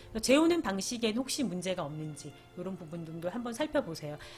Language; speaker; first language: Korean; native; Korean